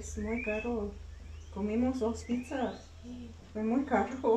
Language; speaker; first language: Spanish; non-native, learner; English